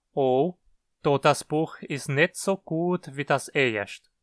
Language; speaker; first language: German; early bilingual, heritage; Portuguese